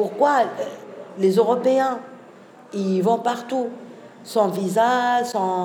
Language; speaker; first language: French; non-native, local second language; Arabic